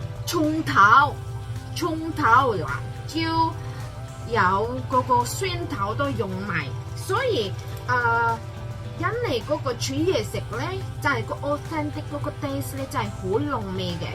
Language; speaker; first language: Cantonese; non-native, fluent; Indonesian